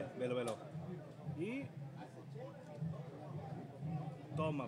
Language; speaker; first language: Spanish; native; Spanish